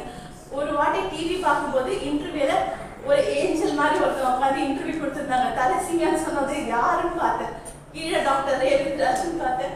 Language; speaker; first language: Tamil; native; Tamil